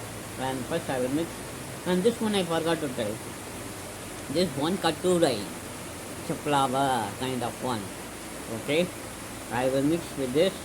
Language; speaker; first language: English; non-native, local second language; Tamil